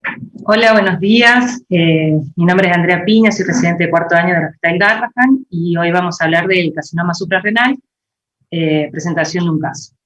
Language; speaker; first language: Spanish; native; Spanish